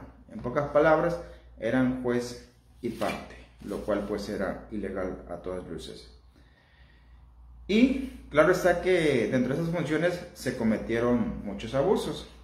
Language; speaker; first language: Spanish; native; Spanish